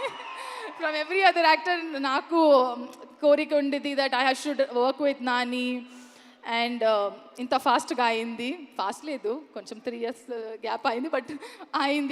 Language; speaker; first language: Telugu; non-native, learner; Kannada